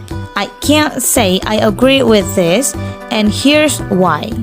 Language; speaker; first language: English; non-native, fluent; Indonesian